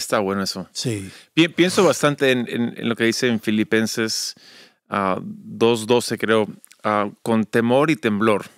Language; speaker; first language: Spanish; early bilingual, other home language; English